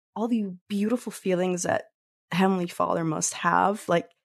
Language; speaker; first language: English; early bilingual, other home language; Spanish